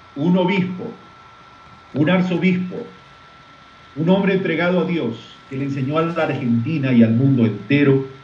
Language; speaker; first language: Spanish; native; Spanish